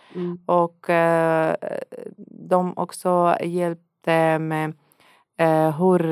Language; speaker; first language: Swedish; non-native, fluent; Arabic